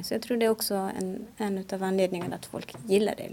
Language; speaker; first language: Swedish; non-native, fluent; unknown